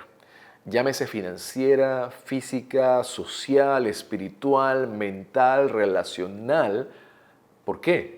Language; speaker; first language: Spanish; native; Spanish